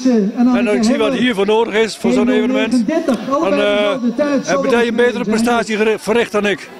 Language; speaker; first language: Dutch; native; Dutch